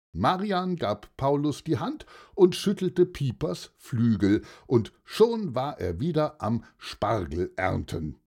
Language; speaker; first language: German; native; German